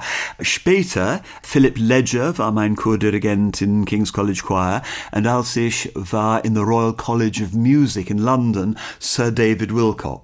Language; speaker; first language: German; non-native, fluent; English